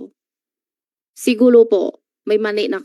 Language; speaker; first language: Filipino; non-native, learner; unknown